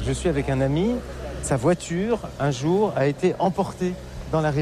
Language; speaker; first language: French; native; French